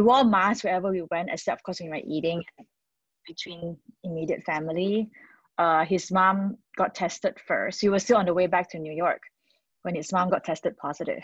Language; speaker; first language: English; non-native, local second language; Cantonese